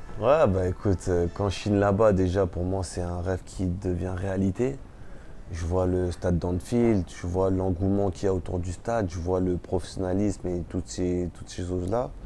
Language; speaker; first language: French; early bilingual, other home language; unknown